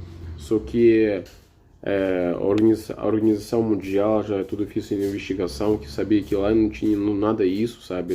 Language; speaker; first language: Portuguese; non-native, learner; Russian